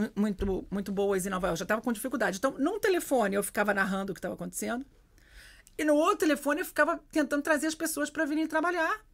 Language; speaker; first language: Portuguese; native; Portuguese